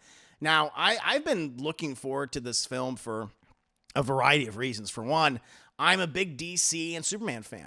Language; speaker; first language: English; native; English